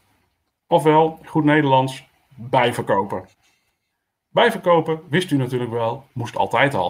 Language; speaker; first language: Dutch; native; Dutch